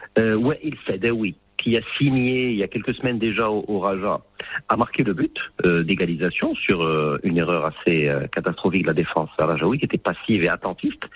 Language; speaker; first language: French; non-native, local second language; Arabic